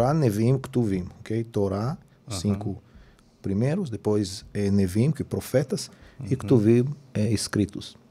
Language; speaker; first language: Portuguese; non-native, fluent; Hebrew